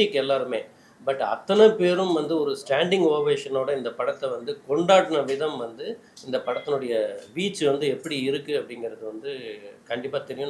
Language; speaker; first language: Tamil; native; Tamil